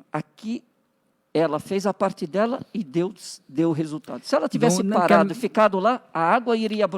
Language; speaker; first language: Portuguese; native; Portuguese